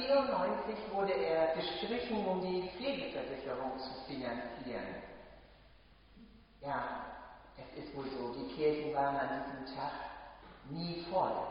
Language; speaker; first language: German; native; German